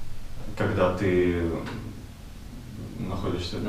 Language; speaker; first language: Russian; native; Russian